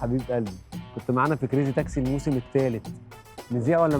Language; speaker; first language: Arabic; native; Arabic